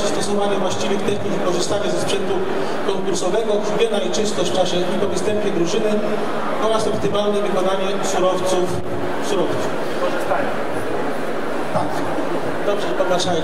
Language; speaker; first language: Polish; native; Polish